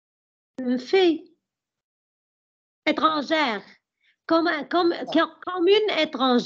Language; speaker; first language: French; non-native, learner; Arabic